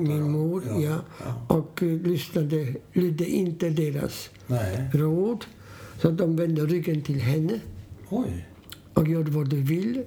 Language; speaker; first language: Swedish; non-native, fluent; Polish